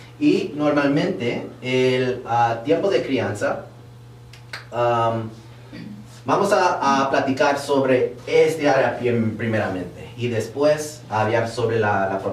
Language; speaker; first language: Spanish; early bilingual, heritage; Spanish